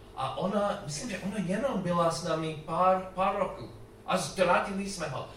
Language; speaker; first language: Czech; non-native, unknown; English